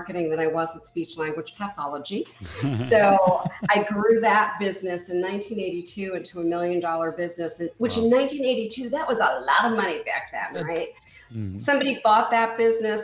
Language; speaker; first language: English; native; English